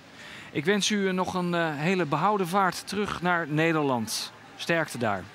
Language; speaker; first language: Dutch; native; Dutch